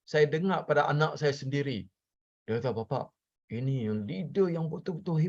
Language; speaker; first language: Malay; non-native, local second language; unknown